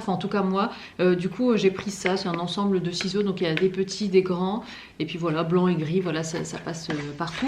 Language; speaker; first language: French; native; French